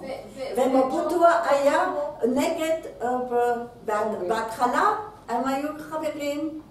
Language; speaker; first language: Hebrew; non-native, fluent; French